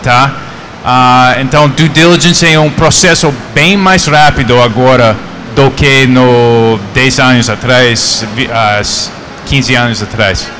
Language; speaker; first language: Portuguese; non-native, fluent; English